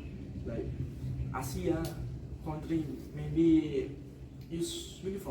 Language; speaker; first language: English; non-native, learner; Indonesian